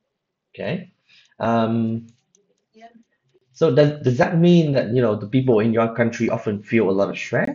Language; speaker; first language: English; non-native, fluent; Vietnamese